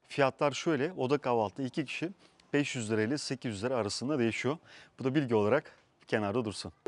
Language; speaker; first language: Turkish; native; Turkish